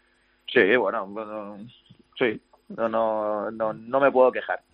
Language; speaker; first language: Spanish; native; Spanish